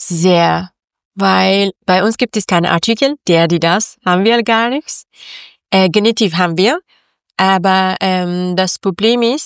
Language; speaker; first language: German; non-native, learner; Persian